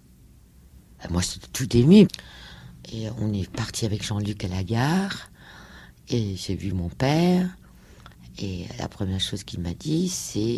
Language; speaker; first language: French; non-native, fluent; Danish